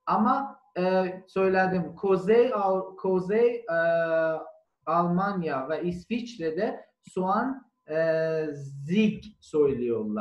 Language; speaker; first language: Turkish; non-native, learner; German